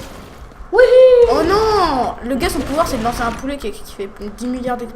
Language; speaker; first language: French; native; French